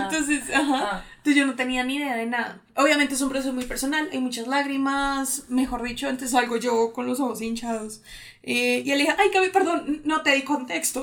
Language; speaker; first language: Spanish; native; Spanish